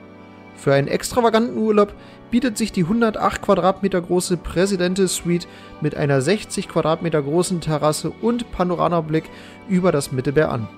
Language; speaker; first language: German; native; German